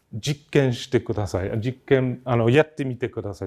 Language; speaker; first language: Japanese; non-native, fluent; English